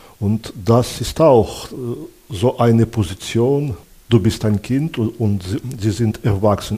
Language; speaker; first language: German; non-native, fluent; Belarusian